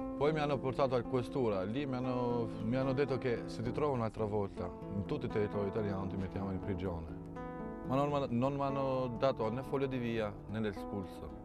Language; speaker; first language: Italian; non-native, fluent; Albanian